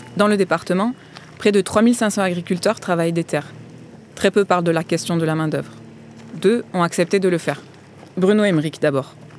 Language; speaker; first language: French; native; French